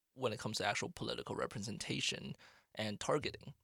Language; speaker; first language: English; non-native, fluent; Chinese